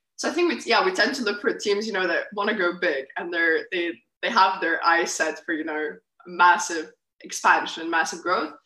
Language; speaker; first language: English; non-native, fluent; Lithuanian